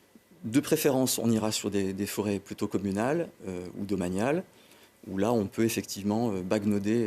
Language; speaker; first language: French; native; French